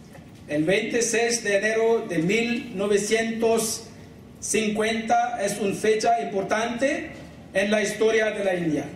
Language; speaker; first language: Spanish; non-native, learner; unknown